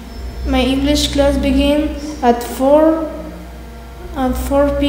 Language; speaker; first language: English; non-native, learner; Spanish